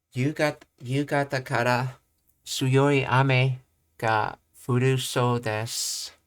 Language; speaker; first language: Japanese; non-native, learner; English